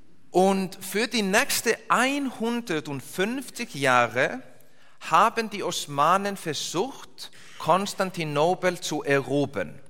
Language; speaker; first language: German; non-native, learner; English